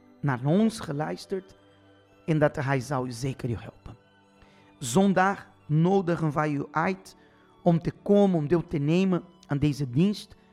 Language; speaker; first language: Dutch; non-native, fluent; Portuguese